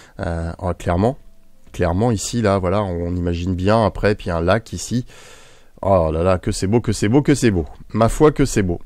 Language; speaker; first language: French; native; French